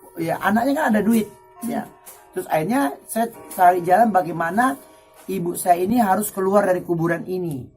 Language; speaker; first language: Indonesian; native; Indonesian